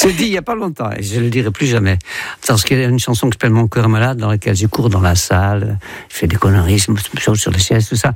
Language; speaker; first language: French; non-native, fluent; Dutch